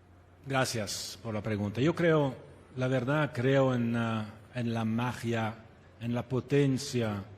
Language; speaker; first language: Spanish; non-native, fluent; Italian